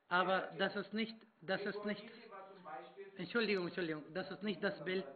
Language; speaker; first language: German; non-native, fluent; Arabic